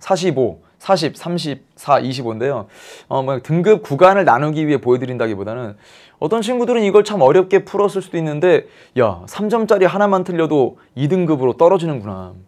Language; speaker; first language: Korean; native; Korean